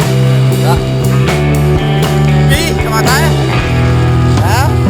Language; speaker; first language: French; native; French